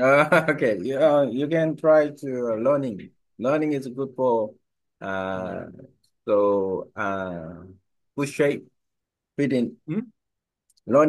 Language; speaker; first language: English; non-native, learner; Korean